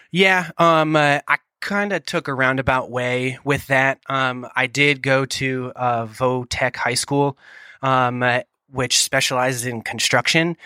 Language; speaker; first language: English; native; English